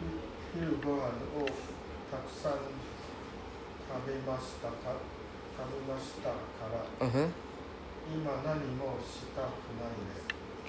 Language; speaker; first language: Japanese; non-native, learner; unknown